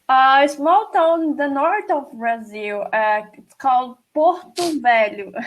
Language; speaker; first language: English; non-native, fluent; Portuguese